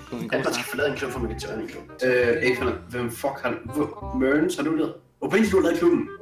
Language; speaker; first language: Danish; native; Danish